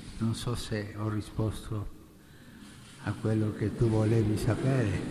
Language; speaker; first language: Italian; non-native, fluent; Spanish